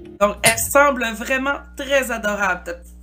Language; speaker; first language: French; native; French